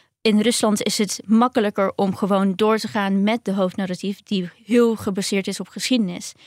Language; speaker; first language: Dutch; early bilingual, other home language; Ukrainian